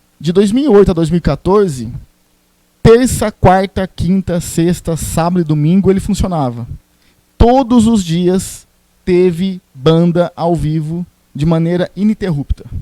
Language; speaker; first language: Portuguese; native; Portuguese